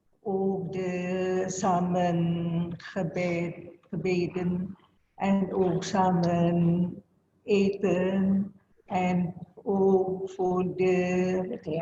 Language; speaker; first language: Dutch; non-native, learner; Indonesian